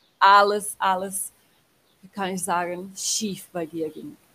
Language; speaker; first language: German; non-native, learner; Portuguese